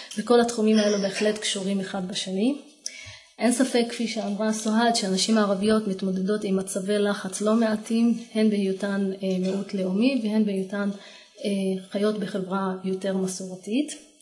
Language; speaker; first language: Hebrew; non-native, local second language; Arabic